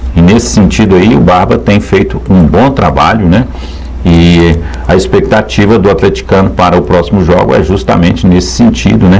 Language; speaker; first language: Portuguese; native; Portuguese